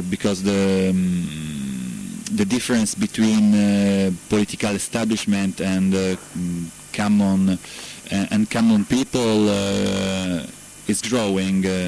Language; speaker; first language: English; non-native, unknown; Italian